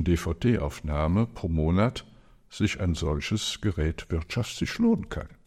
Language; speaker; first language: German; native; German